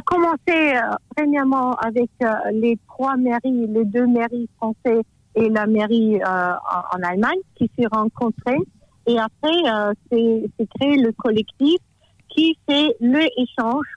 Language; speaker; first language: French; non-native, fluent; German